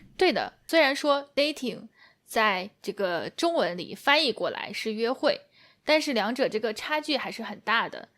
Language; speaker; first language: Chinese; native; Chinese